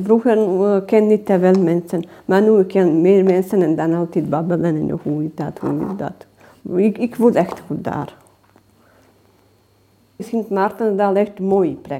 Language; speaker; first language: Dutch; non-native, learner; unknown